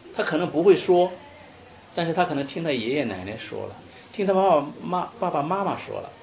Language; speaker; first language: Chinese; native; Chinese